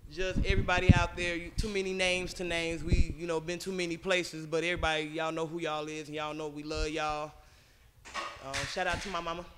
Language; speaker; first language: English; native; English